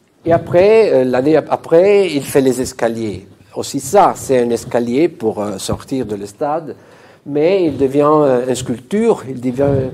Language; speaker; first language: French; non-native, fluent; Italian